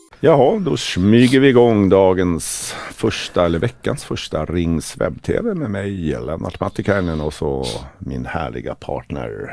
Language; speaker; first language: Swedish; native; Swedish